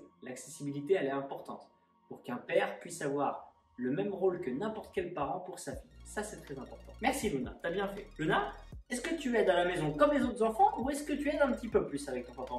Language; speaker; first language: French; native; French